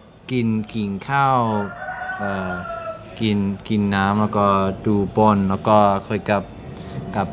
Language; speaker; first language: Thai; non-native, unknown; English